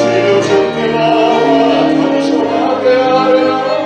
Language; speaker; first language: Korean; native; Korean